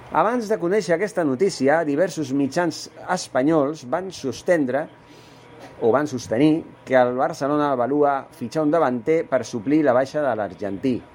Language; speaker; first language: Catalan; non-native, local second language; Spanish